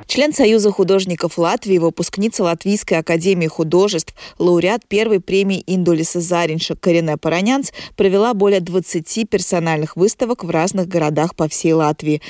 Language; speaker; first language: Russian; native; Russian